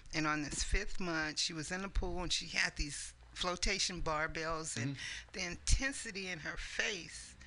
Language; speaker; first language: English; native; English